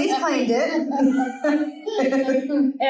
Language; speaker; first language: English; native; English